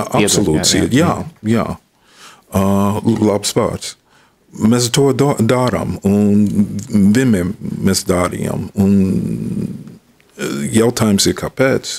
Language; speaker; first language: Latvian; non-native, fluent; English